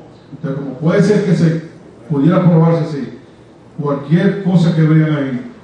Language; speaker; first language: Spanish; native; Spanish